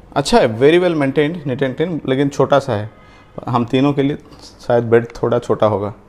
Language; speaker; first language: Hindi; non-native, local second language; Odia